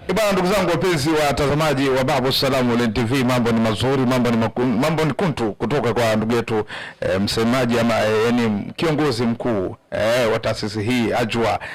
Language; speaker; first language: Swahili; native; Swahili